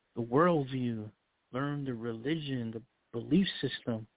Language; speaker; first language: English; early bilingual, other home language; Spanish